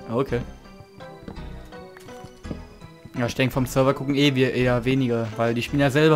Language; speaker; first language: German; native; German